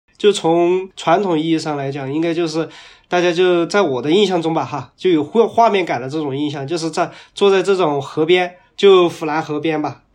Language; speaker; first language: Chinese; native; Chinese